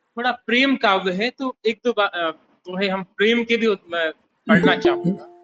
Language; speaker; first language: Hindi; native; Hindi